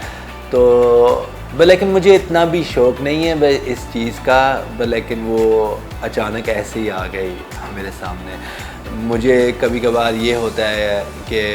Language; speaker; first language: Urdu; early bilingual, heritage; Urdu